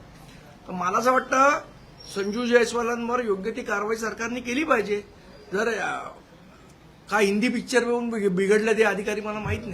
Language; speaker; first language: Marathi; native; Marathi